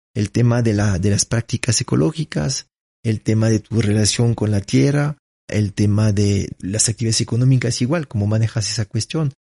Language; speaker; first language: Spanish; non-native, fluent; French